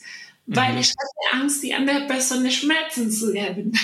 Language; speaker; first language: German; non-native, learner; Spanish